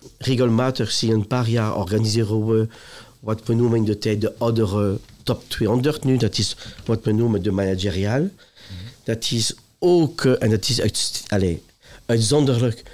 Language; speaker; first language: Dutch; non-native, local second language; French